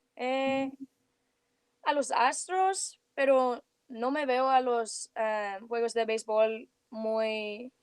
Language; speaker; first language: Spanish; early bilingual, heritage; Spanish